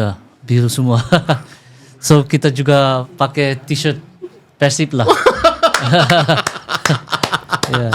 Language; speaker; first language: Indonesian; early bilingual, heritage; Dutch